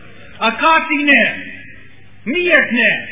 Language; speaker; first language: Hungarian; non-native, learner; English